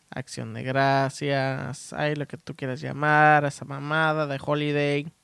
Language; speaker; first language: English; early bilingual, other home language; Spanish